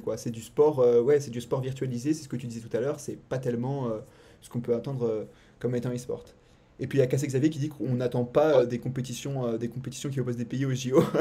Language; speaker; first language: French; native; French